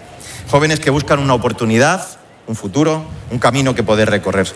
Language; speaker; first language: Spanish; native; Spanish